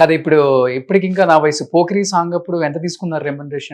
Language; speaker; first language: Telugu; native; Telugu